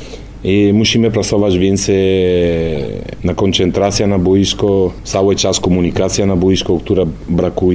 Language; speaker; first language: Polish; non-native, learner; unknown